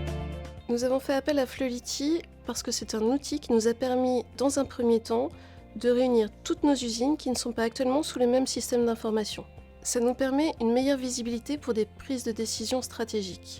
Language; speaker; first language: French; native; French